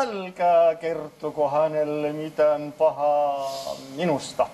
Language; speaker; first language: Finnish; non-native, learner; Arabic